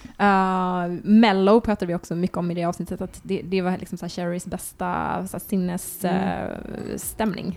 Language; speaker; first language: Swedish; native; Swedish